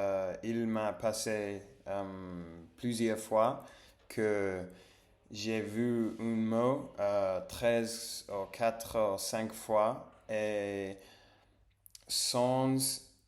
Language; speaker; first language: French; non-native, learner; English